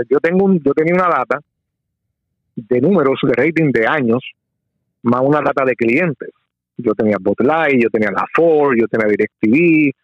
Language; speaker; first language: Spanish; native; Spanish